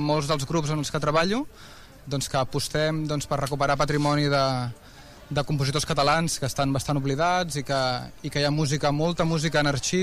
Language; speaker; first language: Catalan; native; Catalan